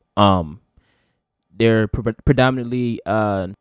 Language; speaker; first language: English; native; English